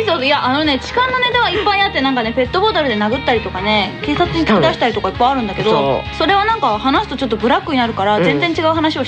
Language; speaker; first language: Japanese; native; Japanese